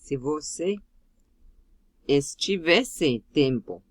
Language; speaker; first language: Portuguese; non-native, fluent; German